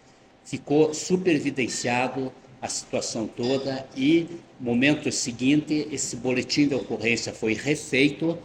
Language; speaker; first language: Portuguese; native; Portuguese